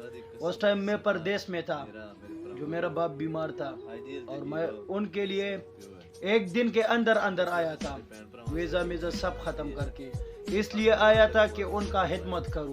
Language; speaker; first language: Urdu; non-native, local second language; Pashto